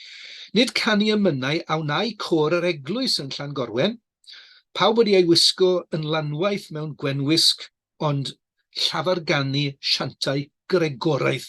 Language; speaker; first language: Welsh; native; Welsh